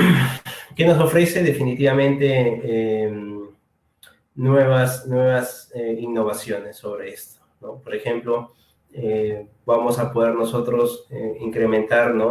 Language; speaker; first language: Spanish; native; Spanish